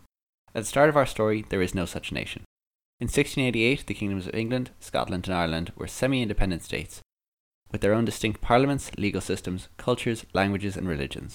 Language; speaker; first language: English; native; English